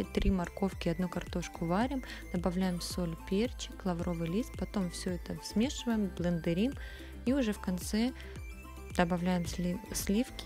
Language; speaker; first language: Russian; native; Russian